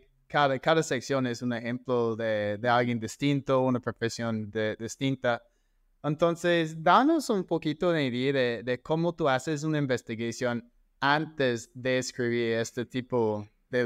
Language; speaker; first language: Spanish; non-native, fluent; English